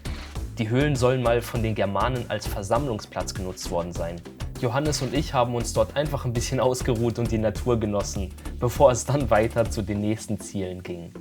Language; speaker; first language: German; native; German